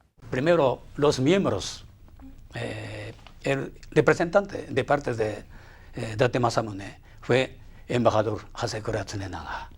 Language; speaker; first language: Spanish; non-native, fluent; Japanese